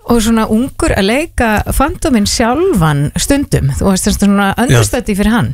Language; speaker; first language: Icelandic; native; Icelandic